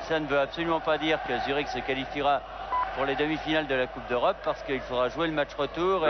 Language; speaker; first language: French; native; French